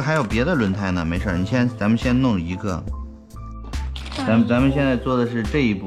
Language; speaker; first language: Chinese; native; Chinese